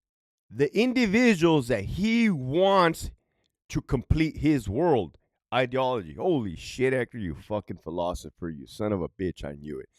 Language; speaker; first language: English; native; English